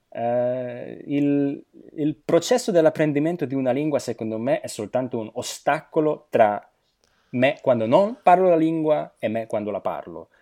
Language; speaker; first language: Italian; non-native, fluent; Slovak